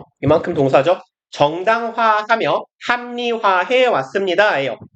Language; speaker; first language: Korean; native; Korean